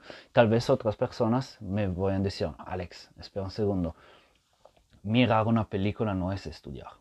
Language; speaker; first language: Spanish; non-native, fluent; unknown